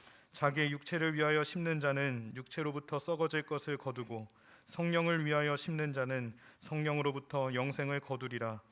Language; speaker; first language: Korean; native; Korean